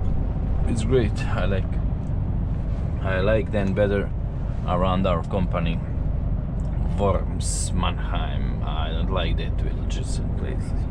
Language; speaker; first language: English; non-native, learner; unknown